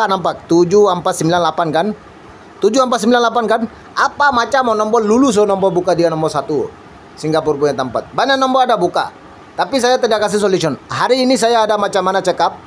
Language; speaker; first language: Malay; non-native, learner; Bangla